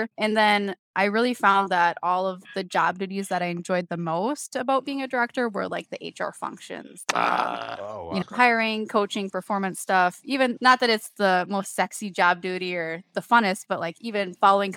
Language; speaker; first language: English; native; English